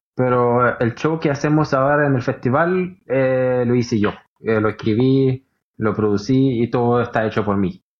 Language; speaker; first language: Spanish; early bilingual, heritage; Norwegian